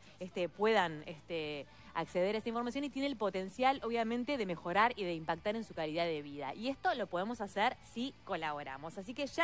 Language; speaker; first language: Spanish; native; Spanish